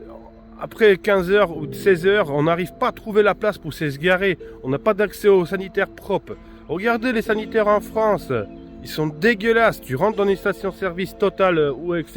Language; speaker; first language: French; non-native, fluent; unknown